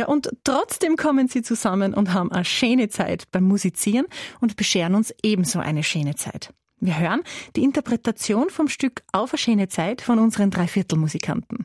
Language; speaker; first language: German; native; German